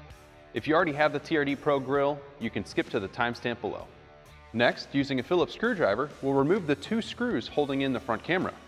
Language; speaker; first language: English; native; English